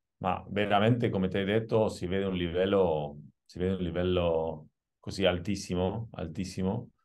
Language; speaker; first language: Italian; non-native, fluent; Spanish